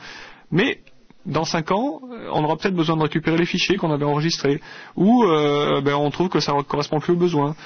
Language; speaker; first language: French; native; French